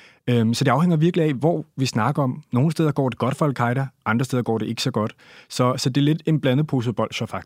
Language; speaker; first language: Danish; native; Danish